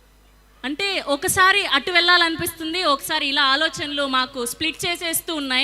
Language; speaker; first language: Telugu; native; Telugu